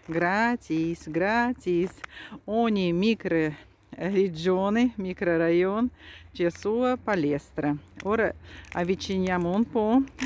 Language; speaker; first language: Italian; non-native, fluent; Russian